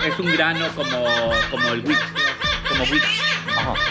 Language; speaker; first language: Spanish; non-native, learner; Ukrainian